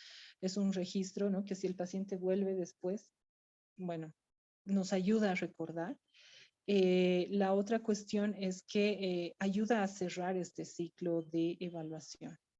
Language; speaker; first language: Spanish; native; Spanish